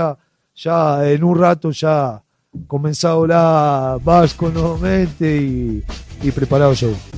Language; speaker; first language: Portuguese; non-native, local second language; Spanish